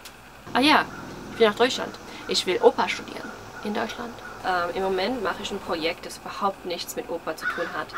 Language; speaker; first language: German; early bilingual, heritage; English